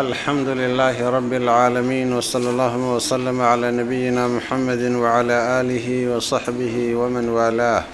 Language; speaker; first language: Arabic; non-native, fluent; Somali